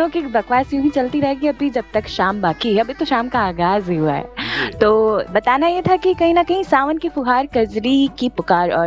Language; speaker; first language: Hindi; native; Hindi